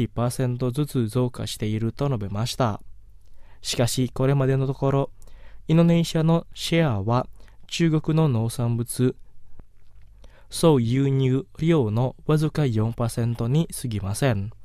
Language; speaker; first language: Japanese; non-native, local second language; Indonesian